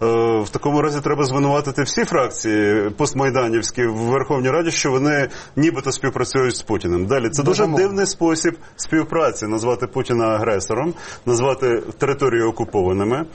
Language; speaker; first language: Ukrainian; native; Ukrainian